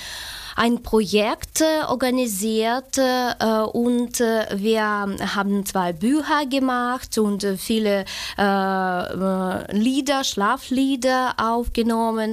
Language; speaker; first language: German; non-native, learner; Ukrainian